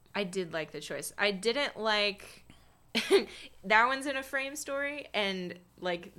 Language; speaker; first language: English; native; English